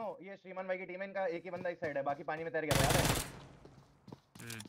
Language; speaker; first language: Hindi; native; Hindi